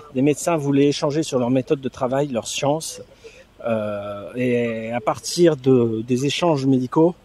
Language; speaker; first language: French; native; French